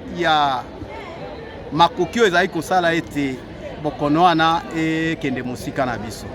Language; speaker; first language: Lingala; native; Lingala